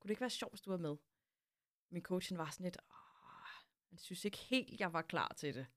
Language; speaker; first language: Danish; native; Danish